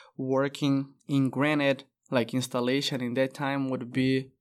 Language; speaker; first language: English; non-native, fluent; Portuguese